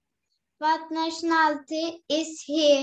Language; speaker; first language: English; non-native, learner; Turkish